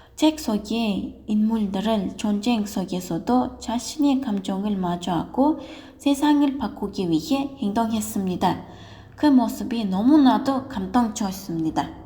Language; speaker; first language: Korean; non-native, learner; Uzbek